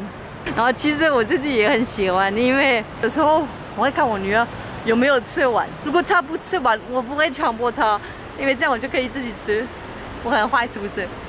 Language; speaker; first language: Chinese; non-native, fluent; French